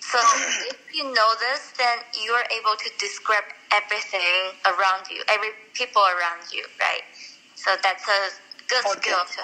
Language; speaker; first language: English; non-native, fluent; Chinese